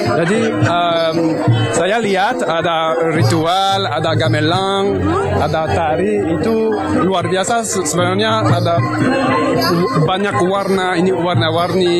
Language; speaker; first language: Indonesian; non-native, fluent; French